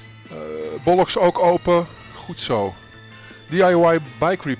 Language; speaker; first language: Dutch; native; Dutch